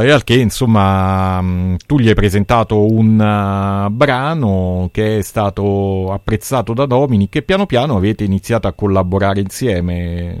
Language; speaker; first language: Italian; native; Italian